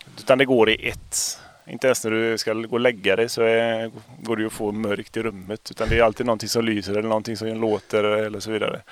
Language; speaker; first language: Swedish; native; Swedish